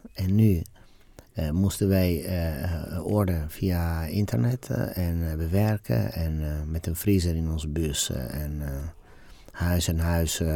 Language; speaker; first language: Dutch; non-native, fluent; Italian